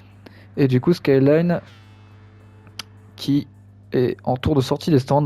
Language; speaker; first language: French; native; French